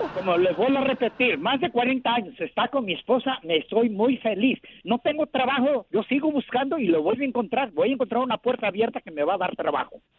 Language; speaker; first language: Spanish; native; Spanish